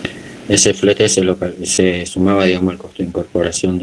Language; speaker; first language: Spanish; native; Spanish